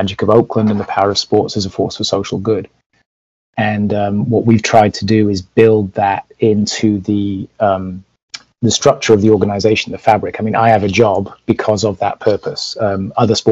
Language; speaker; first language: English; native; English